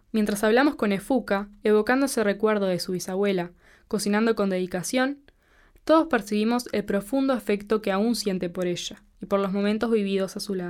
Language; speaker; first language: Spanish; native; Spanish